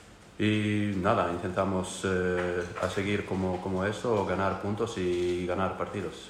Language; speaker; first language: Spanish; non-native, learner; Croatian